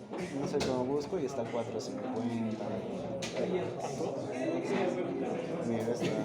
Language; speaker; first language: Spanish; native; Spanish